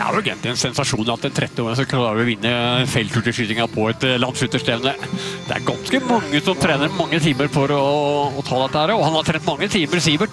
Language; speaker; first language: Norwegian; native; Norwegian